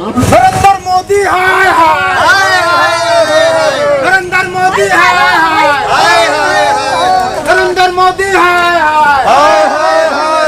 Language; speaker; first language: Hindi; native; Hindi